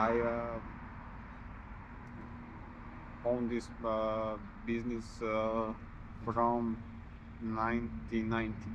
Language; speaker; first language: English; non-native, learner; Serbian